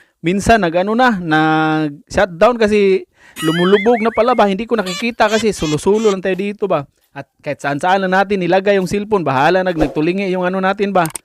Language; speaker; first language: Filipino; non-native, local second language; Cebuano